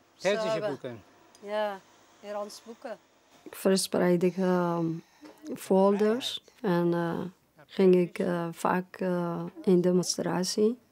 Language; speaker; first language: Dutch; non-native, fluent; Persian